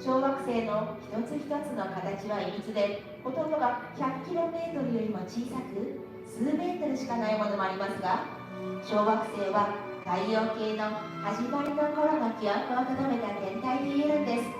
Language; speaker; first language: Japanese; native; Japanese